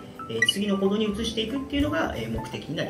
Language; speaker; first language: Japanese; native; Japanese